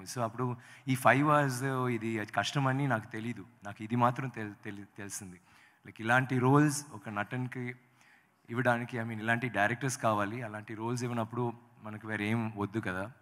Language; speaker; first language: Telugu; non-native, local second language; Tamil